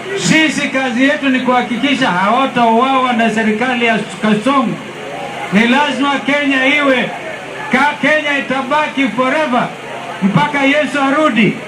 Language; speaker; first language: Swahili; non-native, local second language; Kamba